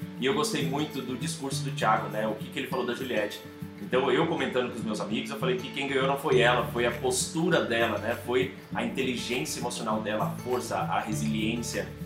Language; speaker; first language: Portuguese; native; Portuguese